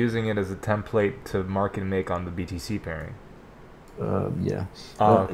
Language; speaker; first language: English; native; English